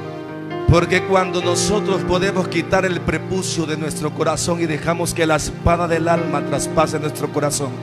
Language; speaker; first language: Spanish; native; Spanish